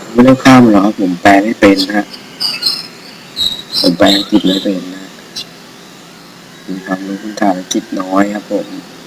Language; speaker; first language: Thai; native; Thai